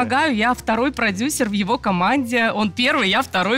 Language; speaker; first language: Russian; native; Russian